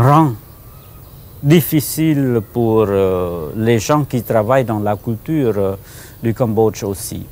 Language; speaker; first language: French; non-native, fluent; Khmer